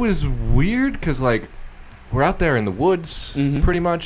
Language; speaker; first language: English; native; English